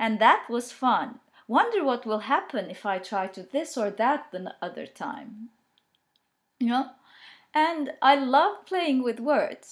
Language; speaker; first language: English; non-native, fluent; Turkish